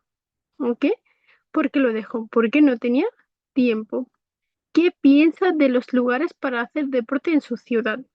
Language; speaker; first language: Spanish; non-native, fluent; Bangla